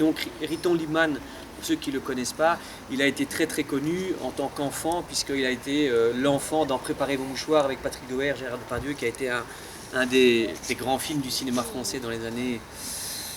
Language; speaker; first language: French; native; French